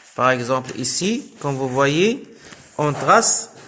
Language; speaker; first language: French; non-native, local second language; Arabic